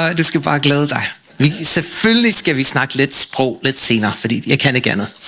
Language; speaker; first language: Danish; non-native, fluent; English